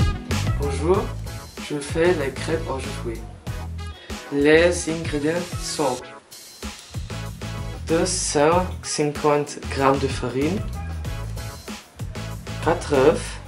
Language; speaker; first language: French; non-native, learner; German